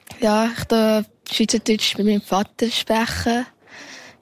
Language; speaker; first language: German; early bilingual, heritage; Thai